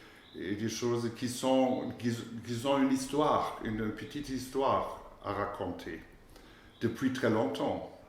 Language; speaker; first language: French; non-native, fluent; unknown